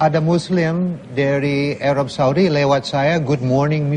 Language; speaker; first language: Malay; non-native, fluent; English